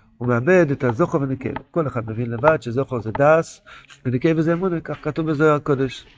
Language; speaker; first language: Hebrew; non-native, local second language; Yiddish